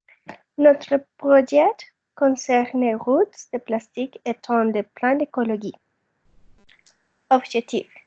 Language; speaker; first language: French; non-native, learner; Spanish